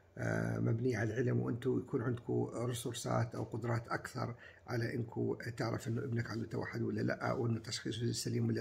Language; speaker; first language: Arabic; native; Arabic